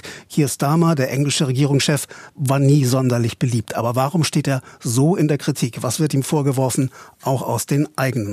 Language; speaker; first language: German; native; German